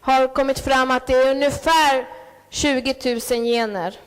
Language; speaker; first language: Swedish; early bilingual, other home language; Spanish